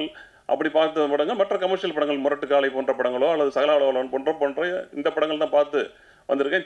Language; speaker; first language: Tamil; native; Tamil